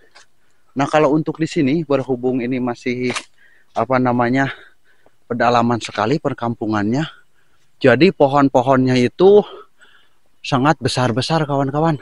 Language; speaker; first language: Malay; non-native, local second language; Sundanese